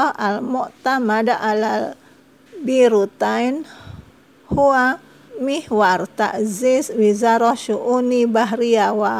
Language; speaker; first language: Arabic; non-native, fluent; Indonesian